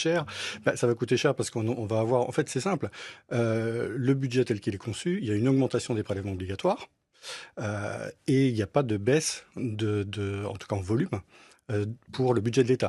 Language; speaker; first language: French; native; French